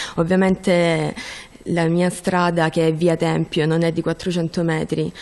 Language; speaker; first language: Italian; native; Italian